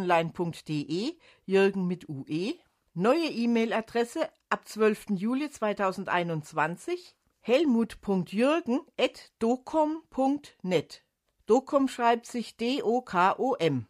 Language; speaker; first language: German; native; German